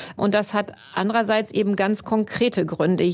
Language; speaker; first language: German; native; German